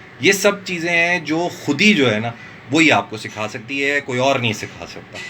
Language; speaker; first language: Urdu; non-native, local second language; Northern Hindko